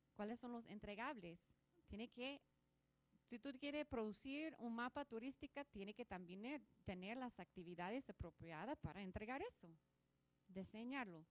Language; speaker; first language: Spanish; non-native, fluent; English